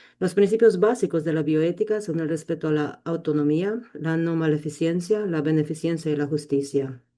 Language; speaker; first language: Spanish; non-native, fluent; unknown